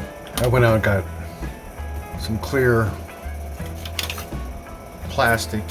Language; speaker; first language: English; native; English